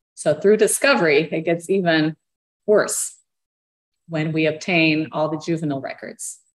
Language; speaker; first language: English; early bilingual, other home language; Portuguese